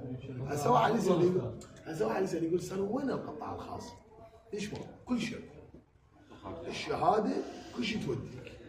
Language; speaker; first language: Arabic; native; Arabic